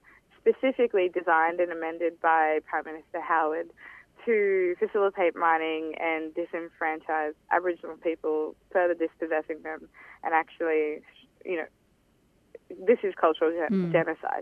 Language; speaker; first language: English; native; English